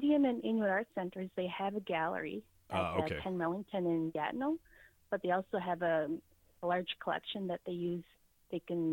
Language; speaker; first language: English; native; English